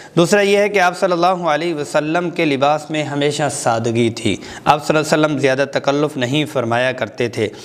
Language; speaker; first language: Urdu; non-native, local second language; Punjabi